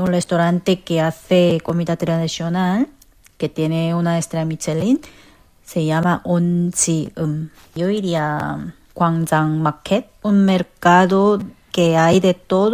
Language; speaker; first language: Spanish; non-native, fluent; Korean